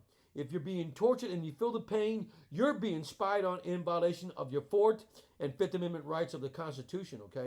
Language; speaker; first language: English; native; English